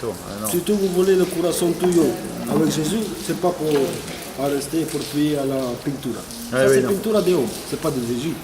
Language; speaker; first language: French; non-native, learner; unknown